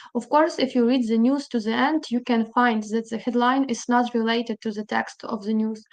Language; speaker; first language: English; non-native, fluent; Ukrainian